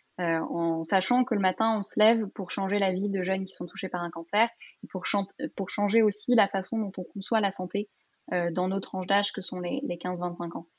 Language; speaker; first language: French; early bilingual, other home language; Arabic